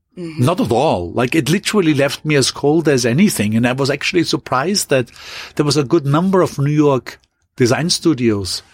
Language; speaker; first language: English; non-native, fluent; German